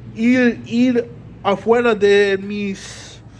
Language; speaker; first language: Spanish; non-native, learner; English